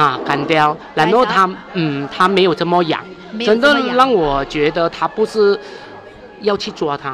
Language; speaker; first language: Chinese; native; Chinese